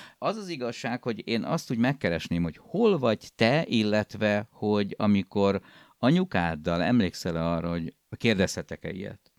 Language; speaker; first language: Hungarian; native; Hungarian